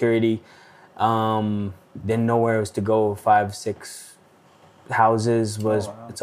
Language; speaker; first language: English; non-native, local second language; Filipino